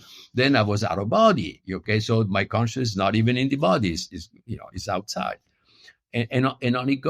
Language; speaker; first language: English; non-native, fluent; Italian